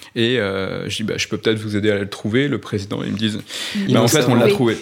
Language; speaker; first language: French; native; French